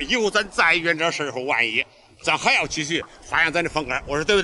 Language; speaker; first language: Chinese; native; Chinese